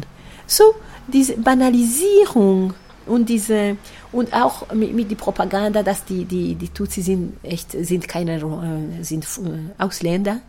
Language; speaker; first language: German; non-native, fluent; Kinyarwanda